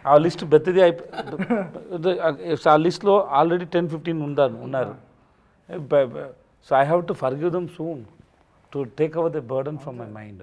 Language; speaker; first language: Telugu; non-native, learner; Tamil